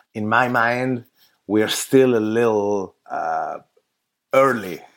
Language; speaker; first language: English; non-native, fluent; Italian